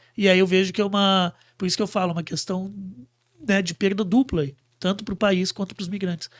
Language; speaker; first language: Portuguese; native; Portuguese